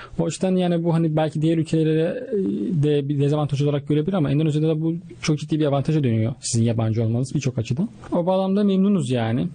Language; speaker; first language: Turkish; native; Turkish